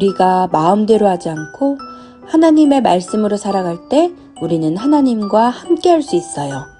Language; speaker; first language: Korean; native; Korean